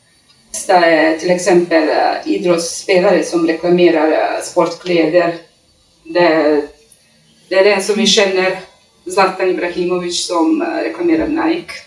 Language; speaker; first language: Swedish; non-native, learner; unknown